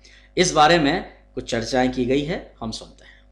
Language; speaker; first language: Hindi; native; Hindi